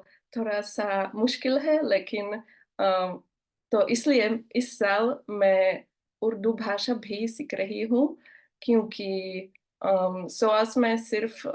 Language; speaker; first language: Hindi; non-native, learner; Slovak